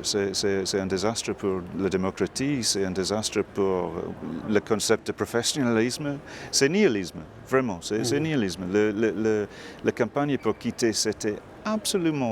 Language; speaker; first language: French; non-native, fluent; English